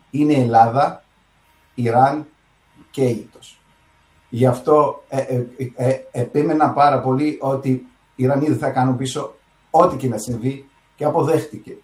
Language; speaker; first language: Greek; early bilingual, heritage; Arabic